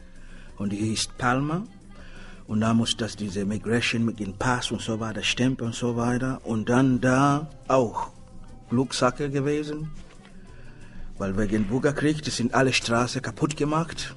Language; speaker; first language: German; non-native, learner; Swahili